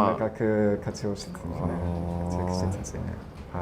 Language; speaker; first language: Japanese; non-native, fluent; English